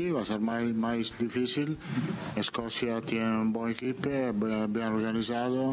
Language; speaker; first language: Portuguese; non-native, learner; Italian